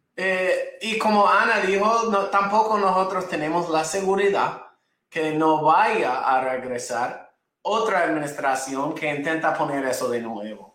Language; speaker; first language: Spanish; non-native, fluent; English